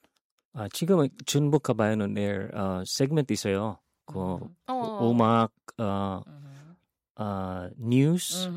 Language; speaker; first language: Korean; non-native, learner; Filipino